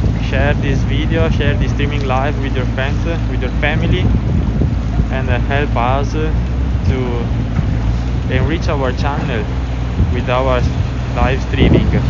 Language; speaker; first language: English; non-native, fluent; Italian